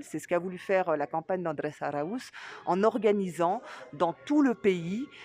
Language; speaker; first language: French; native; French